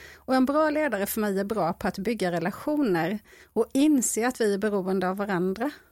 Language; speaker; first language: Swedish; native; Swedish